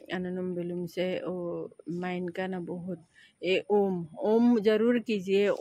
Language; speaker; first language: Hindi; non-native, local second language; Nepali